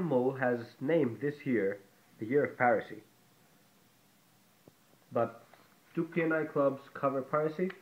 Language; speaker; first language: English; non-native, fluent; Greek